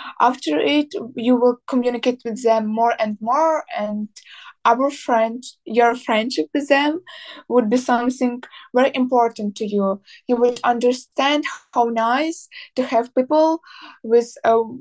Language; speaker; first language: English; non-native, learner; Ukrainian